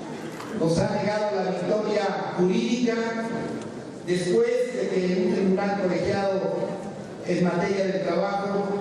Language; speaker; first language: Spanish; native; Spanish